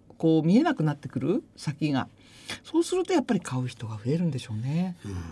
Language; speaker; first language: Japanese; native; Japanese